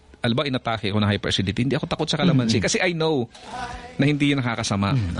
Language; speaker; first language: Filipino; native; Filipino